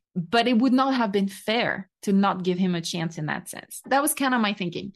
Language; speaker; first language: English; non-native, fluent; French